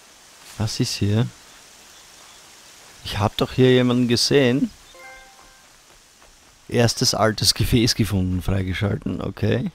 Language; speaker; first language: German; native; German